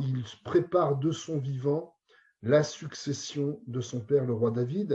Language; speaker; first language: French; native; French